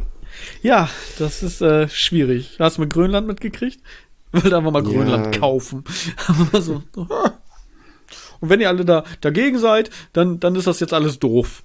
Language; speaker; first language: German; native; German